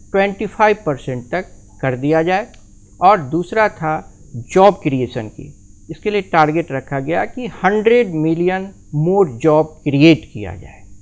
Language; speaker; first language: Hindi; native; Hindi